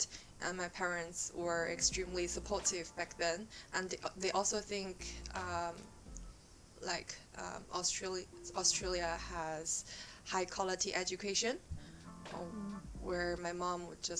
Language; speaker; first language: English; non-native, fluent; Chinese